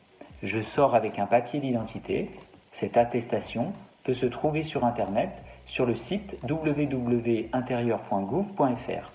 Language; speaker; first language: French; native; French